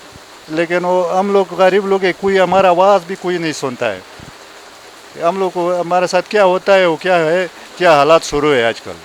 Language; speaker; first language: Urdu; non-native, local second language; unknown